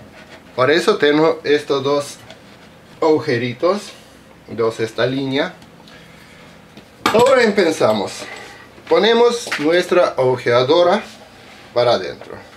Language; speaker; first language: Spanish; non-native, learner; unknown